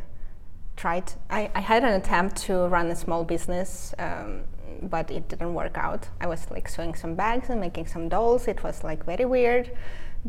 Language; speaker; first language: English; non-native, fluent; Russian